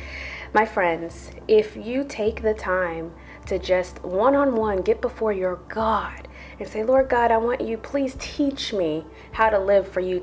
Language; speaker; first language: English; native; English